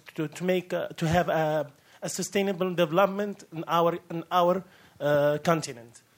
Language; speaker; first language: English; non-native, learner; Arabic